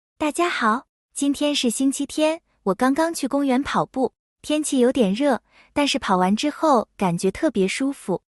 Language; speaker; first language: Chinese; non-native, fluent; Thai